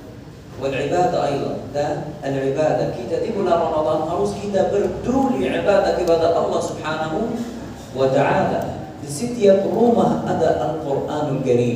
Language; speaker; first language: Indonesian; non-native, fluent; Arabic